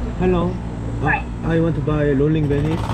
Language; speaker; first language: English; non-native, learner; Korean